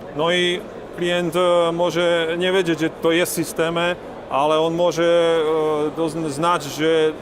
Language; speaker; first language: Polish; non-native, learner; Slovak